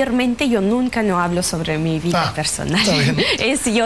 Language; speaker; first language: Spanish; non-native, fluent; Russian